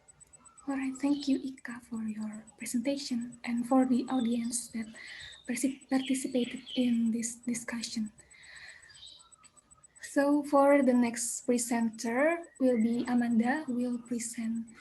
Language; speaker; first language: English; non-native, learner; Indonesian